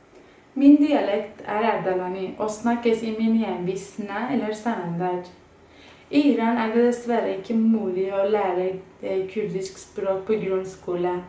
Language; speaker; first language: Norwegian; non-native, fluent; Kurdish